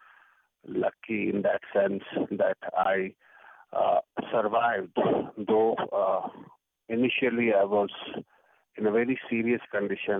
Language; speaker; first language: English; non-native, local second language; Kashmiri